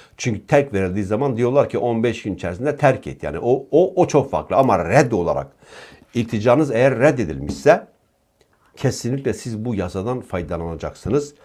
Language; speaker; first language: Turkish; native; Turkish